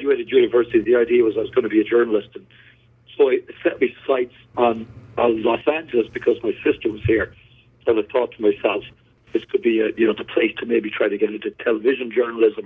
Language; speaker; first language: English; native; English